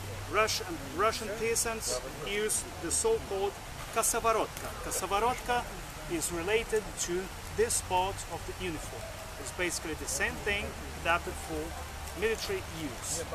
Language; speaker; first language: English; non-native, fluent; Portuguese